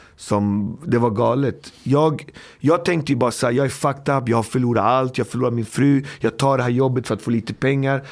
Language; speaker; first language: Swedish; native; Swedish